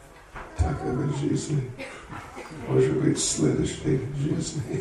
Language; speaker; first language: Russian; non-native, learner; English